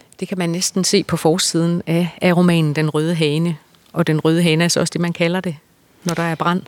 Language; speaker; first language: Danish; native; Danish